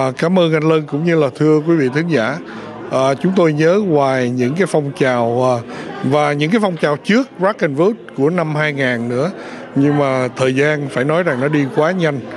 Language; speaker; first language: Vietnamese; early bilingual, heritage; Vietnamese